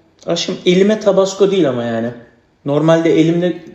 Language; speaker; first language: Turkish; native; Turkish